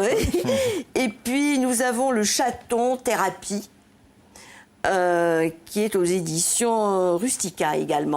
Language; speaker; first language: French; native; French